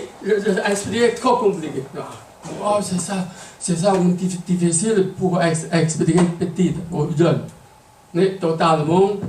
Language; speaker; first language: French; non-native, learner; Chinese